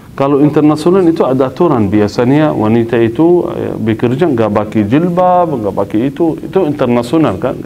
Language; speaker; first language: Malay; non-native, fluent; Arabic